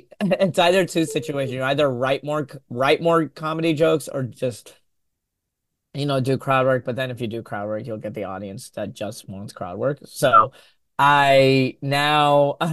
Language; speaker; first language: English; native; English